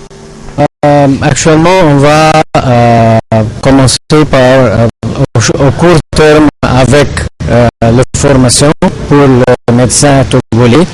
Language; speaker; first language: French; non-native, fluent; Arabic